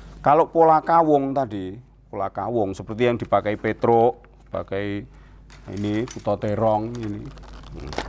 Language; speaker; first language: Indonesian; non-native, local second language; Javanese